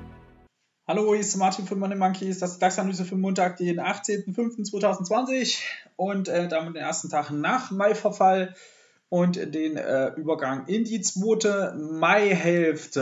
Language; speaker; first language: German; native; German